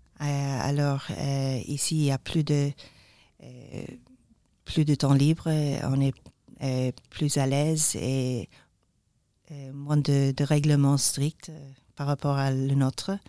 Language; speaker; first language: French; non-native, learner; English